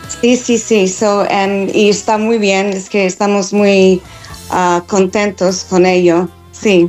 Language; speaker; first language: Spanish; non-native, fluent; English